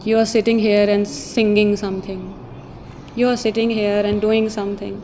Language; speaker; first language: English; non-native, local second language; Urdu